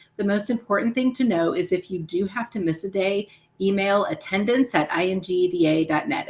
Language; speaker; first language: English; native; English